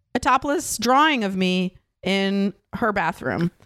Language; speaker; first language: English; non-native, fluent; Russian